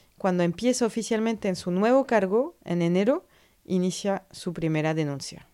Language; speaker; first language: Spanish; non-native, fluent; French